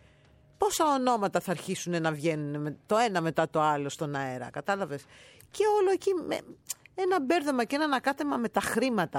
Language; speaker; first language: Greek; native; Greek